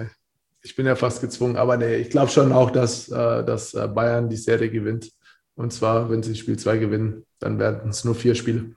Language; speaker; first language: German; native; German